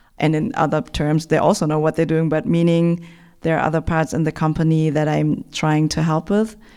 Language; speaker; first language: English; non-native, fluent; German